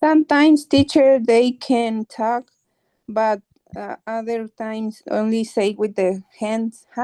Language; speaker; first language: English; non-native, learner; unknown